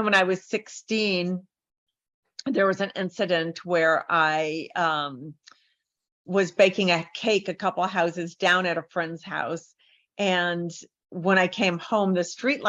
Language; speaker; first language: English; native; English